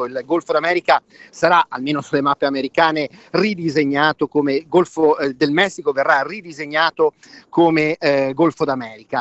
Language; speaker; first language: Italian; native; Italian